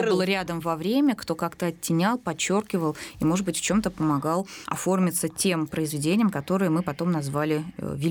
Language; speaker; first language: Russian; native; Russian